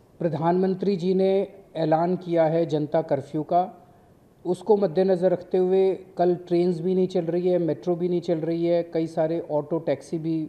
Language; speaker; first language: Hindi; native; Hindi